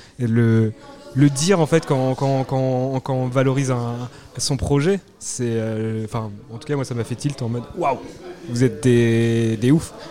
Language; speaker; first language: French; native; French